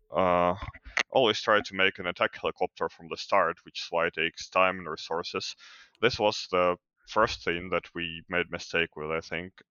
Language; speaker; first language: English; non-native, fluent; Ukrainian